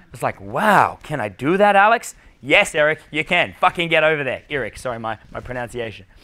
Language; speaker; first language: English; native; English